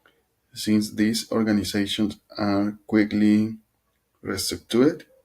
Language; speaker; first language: English; non-native, learner; Spanish